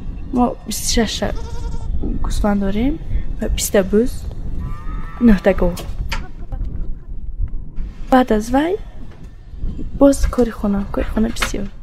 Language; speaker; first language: Persian; non-native, local second language; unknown